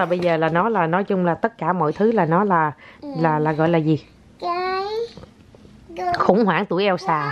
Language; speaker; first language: Vietnamese; native; Vietnamese